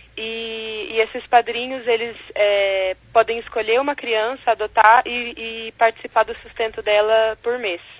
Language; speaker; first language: Portuguese; native; Portuguese